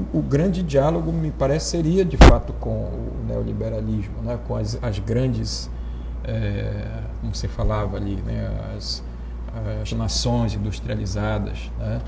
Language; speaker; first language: Portuguese; native; Portuguese